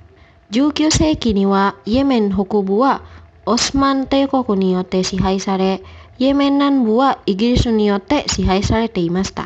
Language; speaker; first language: Japanese; non-native, fluent; Indonesian